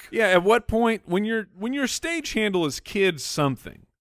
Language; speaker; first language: English; native; English